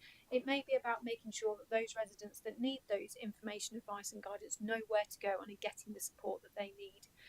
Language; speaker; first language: English; native; English